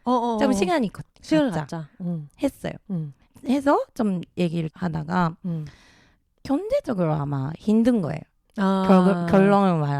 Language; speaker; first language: Korean; early bilingual, heritage; Japanese